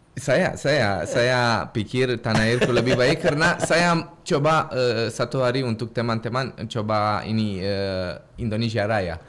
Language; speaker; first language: Indonesian; non-native, learner; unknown